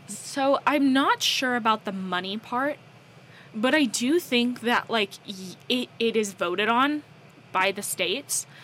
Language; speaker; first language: English; native; English